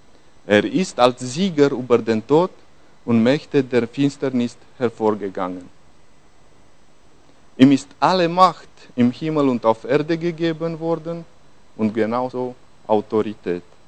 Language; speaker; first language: German; non-native, fluent; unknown